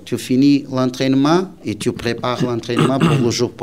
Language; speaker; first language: French; non-native, learner; Portuguese